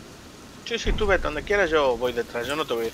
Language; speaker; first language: Spanish; native; Spanish